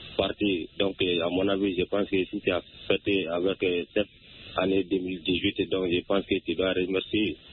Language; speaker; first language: French; non-native, local second language; Bambara